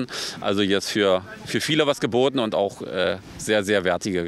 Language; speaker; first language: German; native; German